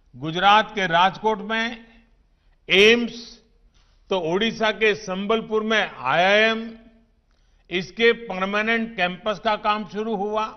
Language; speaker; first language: Hindi; non-native, local second language; Gujarati